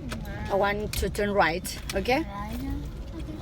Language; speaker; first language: English; non-native, learner; Vietnamese